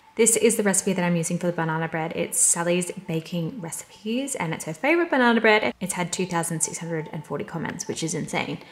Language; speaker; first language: English; native; English